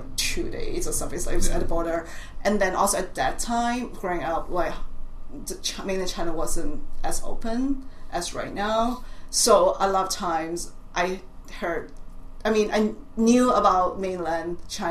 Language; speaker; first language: English; non-native, local second language; Cantonese